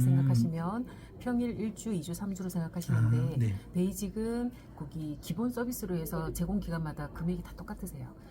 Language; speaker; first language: Korean; native; Korean